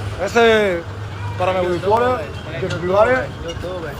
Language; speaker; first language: Spanish; non-native, learner; Bulgarian